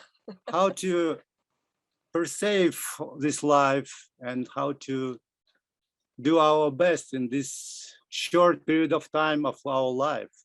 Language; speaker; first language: English; non-native, fluent; Russian